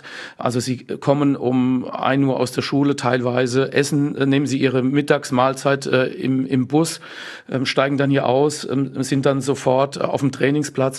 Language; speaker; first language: German; native; German